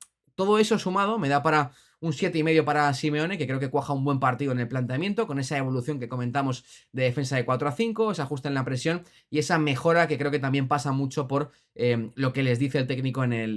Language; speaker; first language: Spanish; native; Spanish